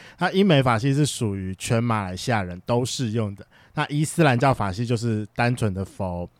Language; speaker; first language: Chinese; native; Chinese